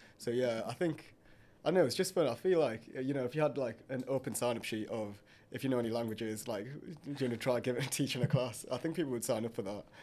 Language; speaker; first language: English; early bilingual, other home language; Hindi